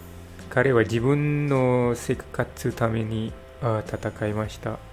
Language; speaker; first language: Japanese; non-native, learner; English